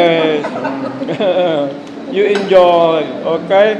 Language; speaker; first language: English; non-native, local second language; Filipino